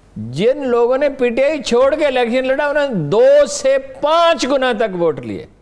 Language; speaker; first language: Urdu; native; Urdu